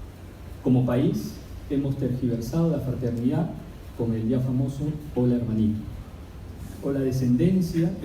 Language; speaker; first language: Spanish; native; Spanish